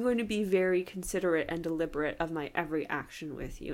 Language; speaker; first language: English; native; English